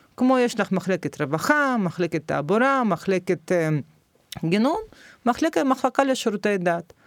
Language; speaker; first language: Hebrew; non-native, fluent; Russian